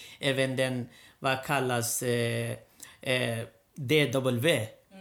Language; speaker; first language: Swedish; non-native, learner; Rohingya